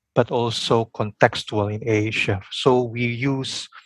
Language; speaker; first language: English; non-native, local second language; Filipino